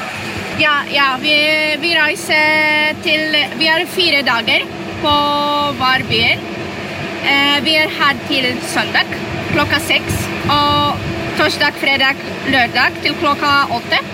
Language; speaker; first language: Norwegian; non-native, learner; Polish